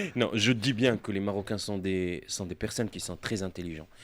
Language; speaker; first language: French; non-native, local second language; Arabic